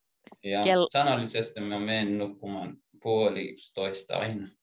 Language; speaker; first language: Finnish; non-native, learner; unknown